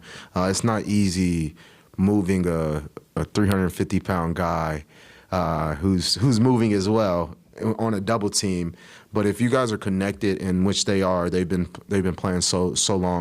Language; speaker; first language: English; native; English